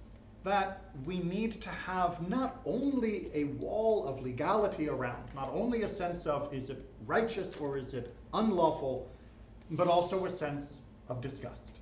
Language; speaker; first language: English; native; English